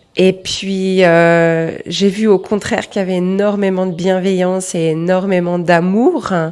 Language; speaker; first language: French; native; French